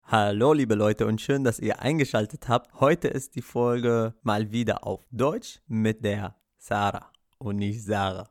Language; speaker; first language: German; non-native, fluent; Arabic